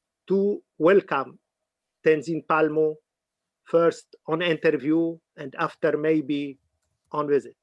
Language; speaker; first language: English; non-native, fluent; Arabic